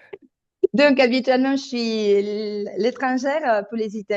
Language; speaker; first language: French; non-native, fluent; Italian